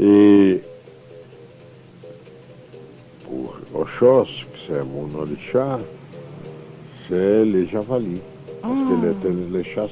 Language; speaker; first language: French; non-native, fluent; Portuguese